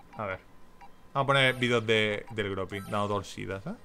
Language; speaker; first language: Spanish; native; Spanish